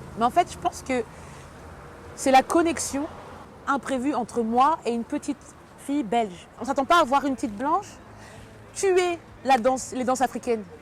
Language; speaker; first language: French; early bilingual, other home language; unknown